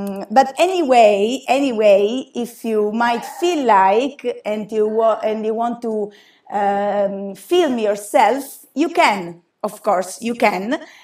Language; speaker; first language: English; non-native, fluent; Italian